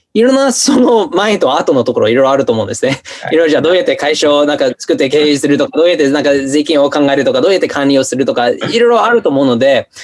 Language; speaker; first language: Japanese; non-native, fluent; English